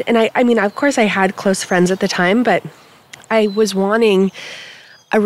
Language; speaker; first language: English; native; English